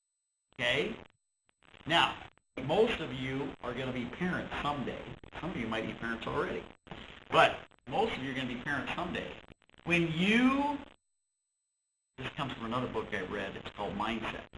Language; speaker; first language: English; native; English